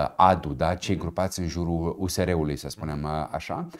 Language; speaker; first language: Romanian; native; Romanian